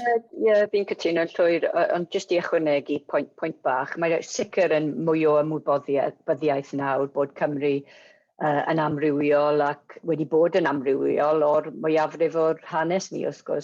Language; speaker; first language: Welsh; non-native, local second language; English